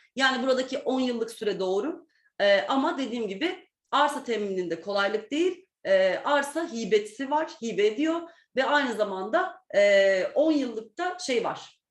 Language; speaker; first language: Turkish; native; Turkish